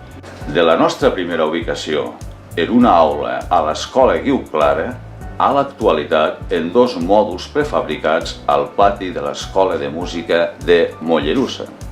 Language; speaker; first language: Catalan; native; Catalan